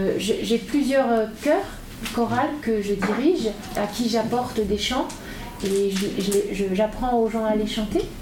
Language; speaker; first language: French; native; French